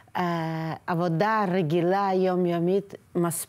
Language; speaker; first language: Hebrew; non-native, fluent; Russian